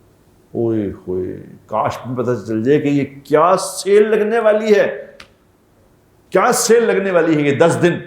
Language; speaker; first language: Urdu; native; Urdu